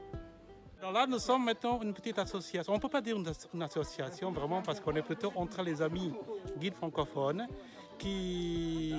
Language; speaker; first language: French; non-native, fluent; Indonesian